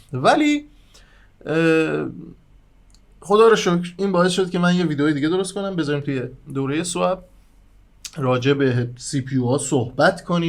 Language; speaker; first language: Persian; native; Persian